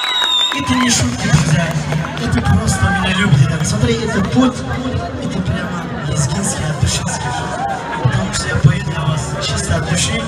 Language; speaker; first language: Russian; non-native, fluent; Lezghian